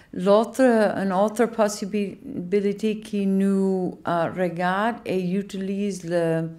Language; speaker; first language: French; non-native, learner; English